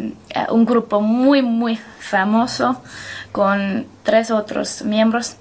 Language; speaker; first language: Spanish; non-native, learner; English